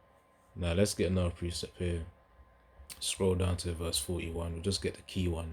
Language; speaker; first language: English; native; English